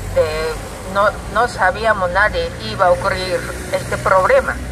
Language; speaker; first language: Spanish; non-native, learner; Japanese